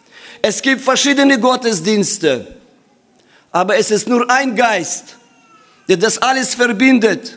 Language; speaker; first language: German; non-native, fluent; Russian